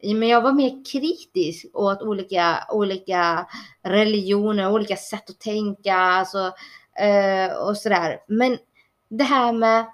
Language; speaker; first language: Swedish; early bilingual, other home language; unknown